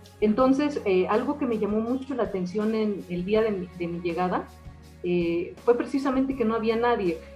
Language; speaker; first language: Spanish; native; Spanish